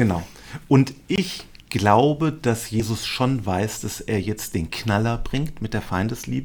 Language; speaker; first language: German; native; German